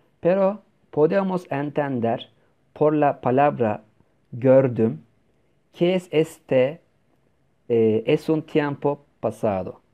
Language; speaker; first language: Spanish; non-native, fluent; Turkish